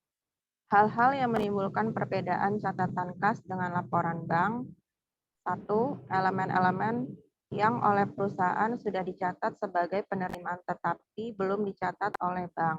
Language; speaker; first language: Indonesian; native; Indonesian